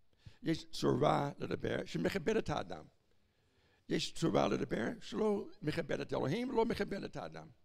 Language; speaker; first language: Hebrew; non-native, fluent; English